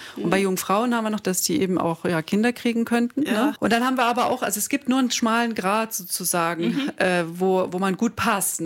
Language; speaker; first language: German; native; German